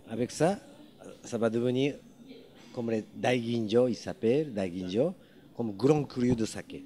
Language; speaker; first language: French; non-native, learner; Japanese